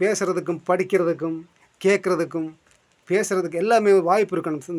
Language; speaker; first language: Tamil; non-native, local second language; Malayalam